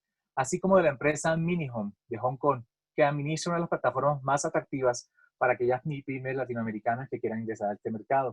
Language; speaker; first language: Spanish; native; Spanish